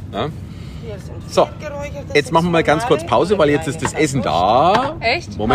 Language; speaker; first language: German; native; German